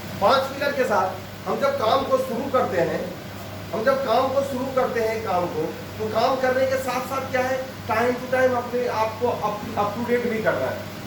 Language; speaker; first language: Hindi; native; Hindi